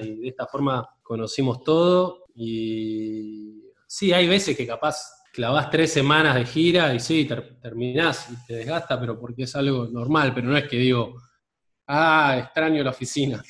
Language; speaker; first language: Spanish; native; Spanish